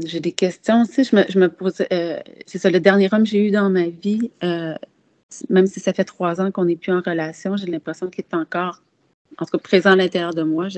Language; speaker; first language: French; native; French